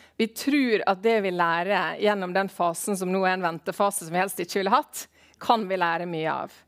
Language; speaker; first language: Norwegian; native; Norwegian